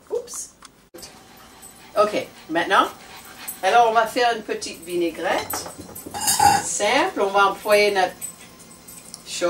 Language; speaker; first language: French; non-native, learner; English